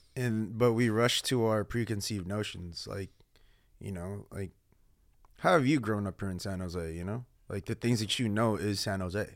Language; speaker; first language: English; early bilingual, other home language; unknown